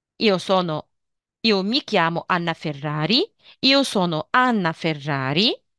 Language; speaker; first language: Italian; non-native, fluent; Arabic